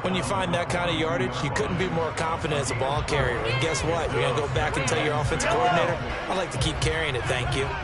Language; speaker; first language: English; native; English